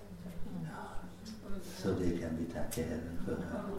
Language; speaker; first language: Swedish; non-native, fluent; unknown